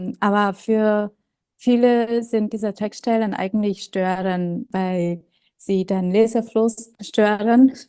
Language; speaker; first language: German; non-native, fluent; Vietnamese